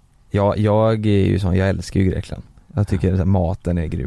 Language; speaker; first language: Swedish; native; Swedish